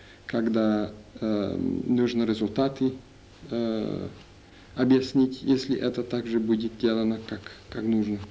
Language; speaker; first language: Russian; non-native, learner; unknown